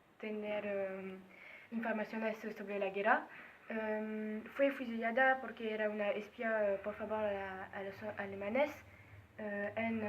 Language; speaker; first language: Spanish; non-native, learner; French